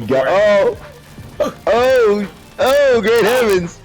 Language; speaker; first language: English; native; English